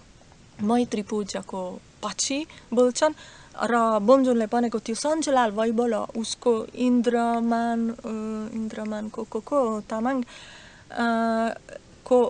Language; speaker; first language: Nepali; non-native, learner; Slovak